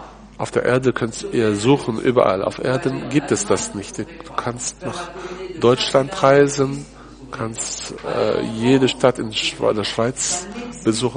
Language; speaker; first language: German; non-native, fluent; French